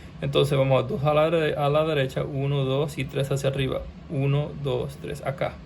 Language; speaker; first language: Spanish; early bilingual, heritage; Spanish